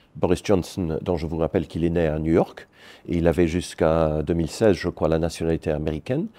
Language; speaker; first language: French; non-native, fluent; English